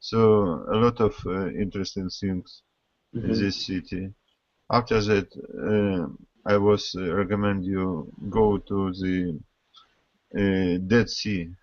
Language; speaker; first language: English; non-native, learner; Russian